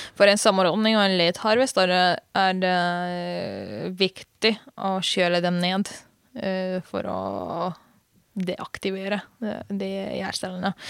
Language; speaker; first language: Norwegian; non-native, fluent; Hungarian